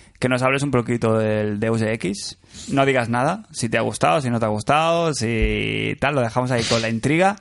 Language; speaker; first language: Spanish; native; Spanish